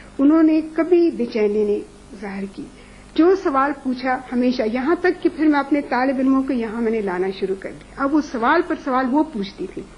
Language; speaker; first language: Urdu; non-native, local second language; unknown